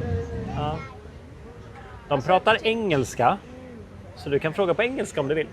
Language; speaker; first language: Swedish; native; Swedish